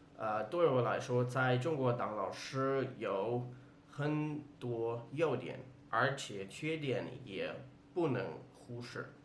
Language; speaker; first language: Chinese; non-native, fluent; English